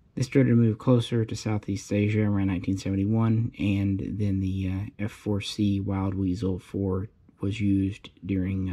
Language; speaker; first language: English; native; English